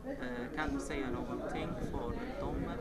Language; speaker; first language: Swedish; non-native, fluent; Arabic